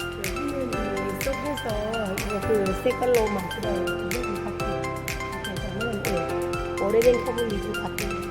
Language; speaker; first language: Korean; non-native, learner; Thai